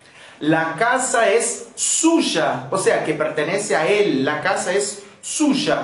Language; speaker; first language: Spanish; non-native, fluent; Portuguese